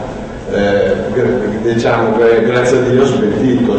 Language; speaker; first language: Italian; non-native, fluent; Albanian